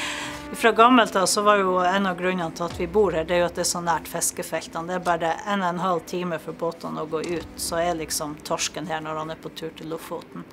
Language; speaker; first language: Norwegian; native; Norwegian